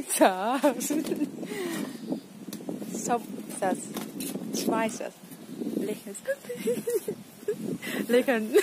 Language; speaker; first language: German; non-native, learner; Vietnamese